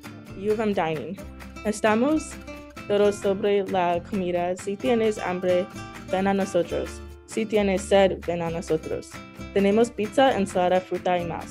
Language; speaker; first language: Spanish; non-native, learner; English